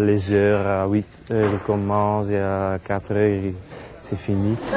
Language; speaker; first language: French; non-native, local second language; Dutch